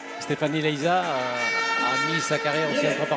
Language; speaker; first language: French; native; French